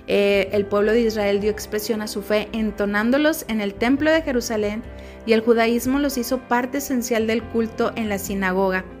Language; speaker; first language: Spanish; native; Spanish